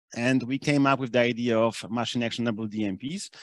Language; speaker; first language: English; non-native, fluent; German